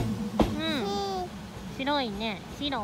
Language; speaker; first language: Japanese; native; Japanese